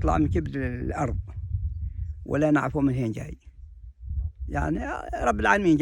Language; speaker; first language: Arabic; native; Arabic